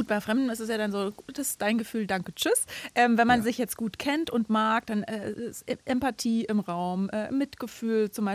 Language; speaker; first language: German; native; German